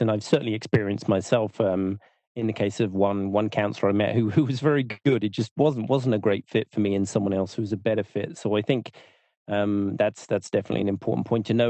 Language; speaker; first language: English; native; English